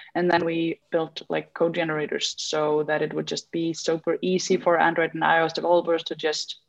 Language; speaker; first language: English; non-native, fluent; Icelandic